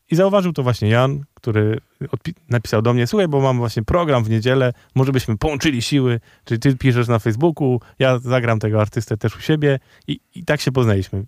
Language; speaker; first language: Polish; native; Polish